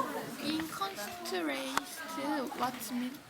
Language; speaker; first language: English; non-native, learner; Korean